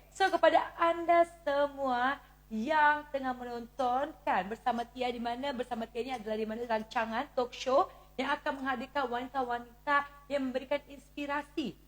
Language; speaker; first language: Malay; native; Malay